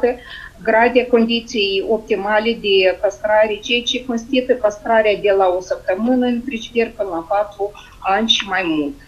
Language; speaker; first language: Romanian; native; Romanian